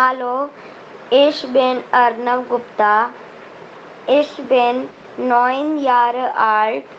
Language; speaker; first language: German; non-native, learner; Hindi